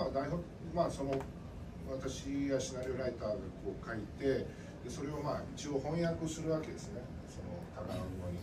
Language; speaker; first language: Japanese; native; Japanese